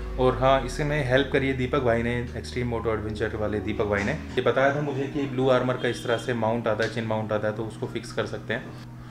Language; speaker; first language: Hindi; native; Hindi